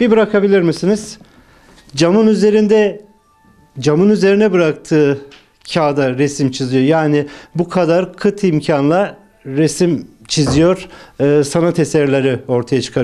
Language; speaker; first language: Turkish; native; Turkish